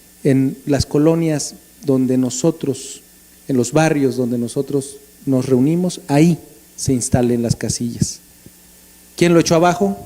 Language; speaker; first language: Spanish; native; Spanish